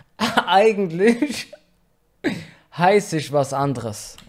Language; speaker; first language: German; native; German